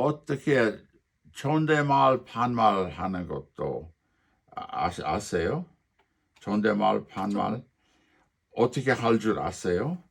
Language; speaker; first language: Korean; non-native, fluent; English